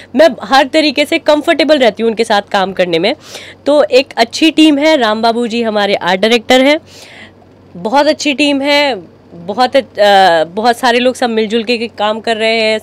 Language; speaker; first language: Hindi; native; Hindi